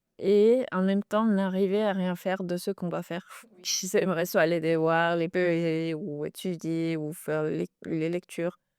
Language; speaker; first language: French; non-native, fluent; Spanish